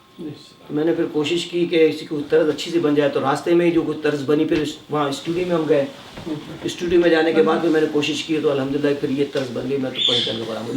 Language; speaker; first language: Urdu; native; Urdu